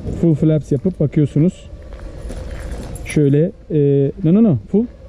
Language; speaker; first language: Turkish; native; Turkish